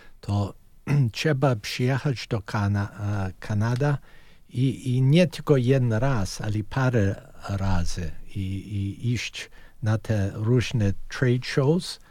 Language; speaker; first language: Polish; early bilingual, heritage; Polish